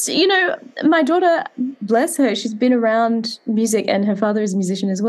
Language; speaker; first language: English; native; English